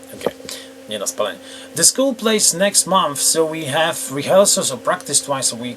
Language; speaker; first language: English; non-native, fluent; Polish